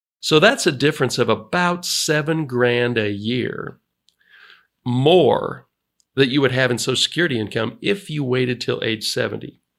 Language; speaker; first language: English; native; English